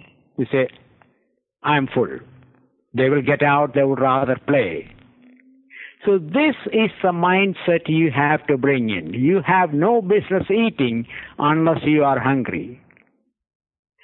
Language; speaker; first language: English; non-native, local second language; Malayalam